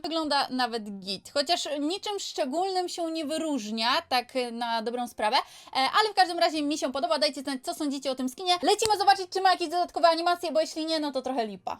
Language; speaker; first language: Polish; native; Polish